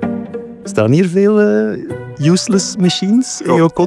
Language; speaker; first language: Dutch; native; Dutch